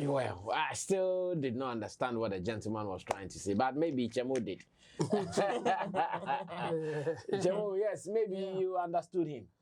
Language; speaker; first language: English; non-native, local second language; Akan